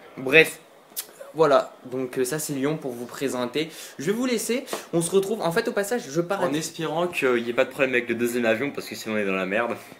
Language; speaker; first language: French; native; French